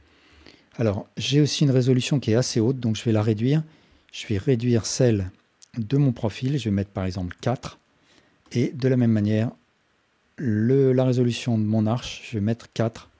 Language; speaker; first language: French; native; French